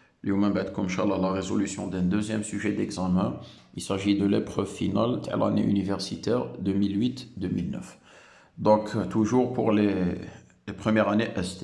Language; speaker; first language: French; non-native, local second language; Arabic